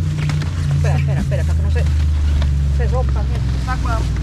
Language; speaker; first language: Spanish; non-native, learner; Filipino